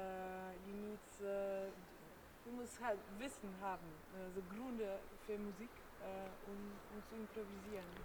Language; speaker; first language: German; non-native, learner; Polish